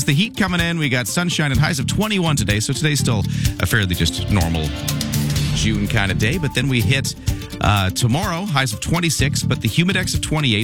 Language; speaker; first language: English; native; English